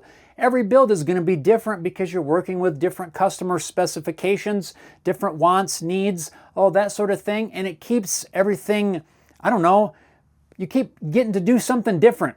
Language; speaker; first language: English; native; English